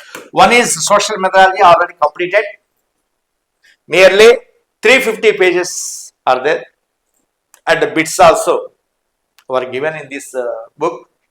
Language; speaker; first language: English; non-native, local second language; Telugu